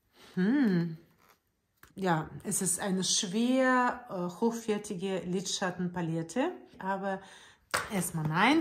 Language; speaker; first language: German; non-native, learner; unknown